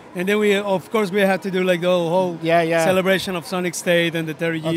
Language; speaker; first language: English; non-native, fluent; Spanish